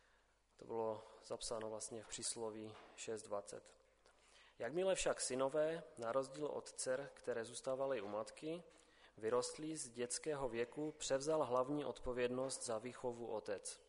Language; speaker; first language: Czech; native; Czech